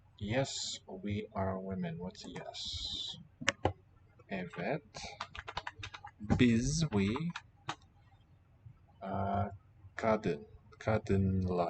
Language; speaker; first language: Turkish; non-native, learner; English